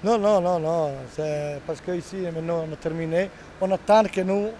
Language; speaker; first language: French; non-native, learner; Italian